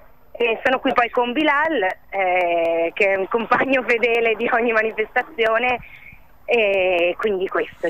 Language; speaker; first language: Italian; native; Italian